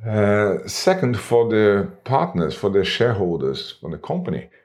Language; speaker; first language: English; non-native, fluent; Portuguese